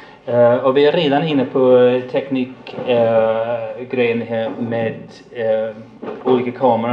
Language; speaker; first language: Swedish; non-native, fluent; English